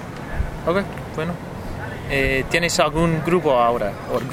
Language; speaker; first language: Spanish; non-native, fluent; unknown